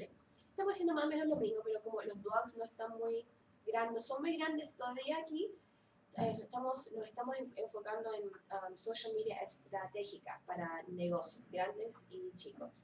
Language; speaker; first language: Spanish; early bilingual, heritage; Spanish